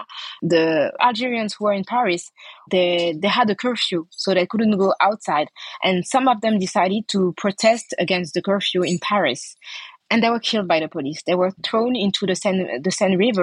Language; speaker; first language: English; non-native, fluent; French